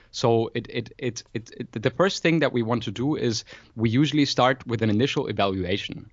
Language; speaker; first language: English; non-native, fluent; German